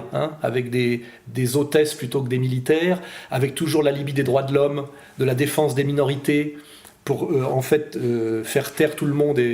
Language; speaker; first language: French; native; French